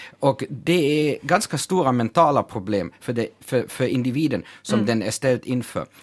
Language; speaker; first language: Swedish; non-native, fluent; German